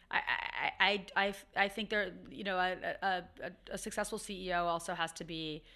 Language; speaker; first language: English; native; English